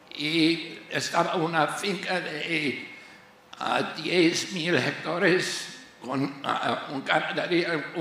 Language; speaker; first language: Spanish; non-native, learner; English